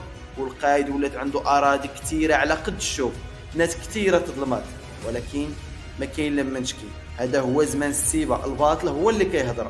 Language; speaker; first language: Arabic; native; Arabic